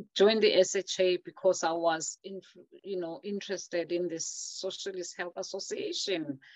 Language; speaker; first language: English; non-native, local second language; Zulu